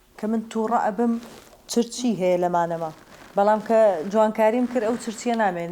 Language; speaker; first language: Central Kurdish; native; Central Kurdish